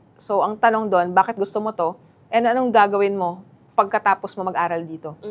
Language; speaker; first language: Filipino; non-native, local second language; Cebuano